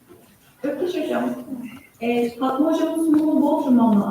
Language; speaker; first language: Turkish; native; Turkish